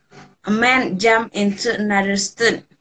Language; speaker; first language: English; non-native, learner; Indonesian